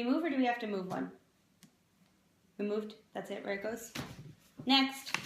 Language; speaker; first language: English; native; English